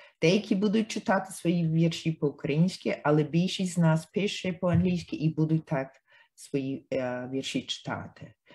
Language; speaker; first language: Ukrainian; early bilingual, heritage; Ukrainian